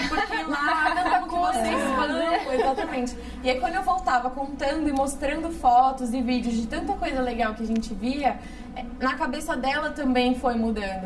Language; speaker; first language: Portuguese; native; Portuguese